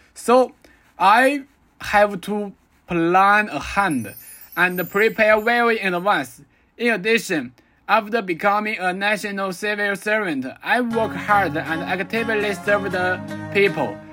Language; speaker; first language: English; non-native, fluent; Chinese